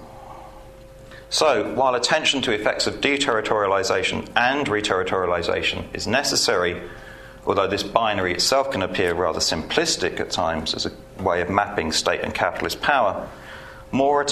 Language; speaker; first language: English; native; English